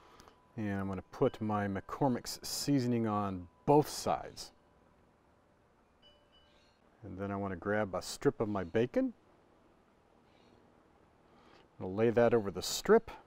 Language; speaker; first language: English; native; English